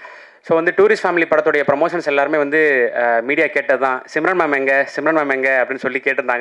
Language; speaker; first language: Tamil; native; Tamil